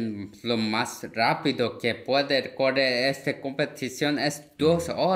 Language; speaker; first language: Spanish; non-native, fluent; Korean